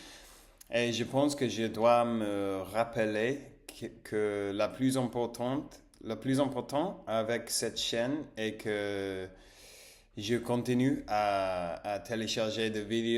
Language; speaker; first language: French; non-native, learner; English